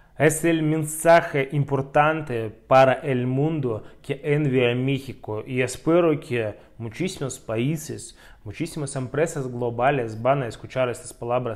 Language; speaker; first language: Spanish; non-native, fluent; Russian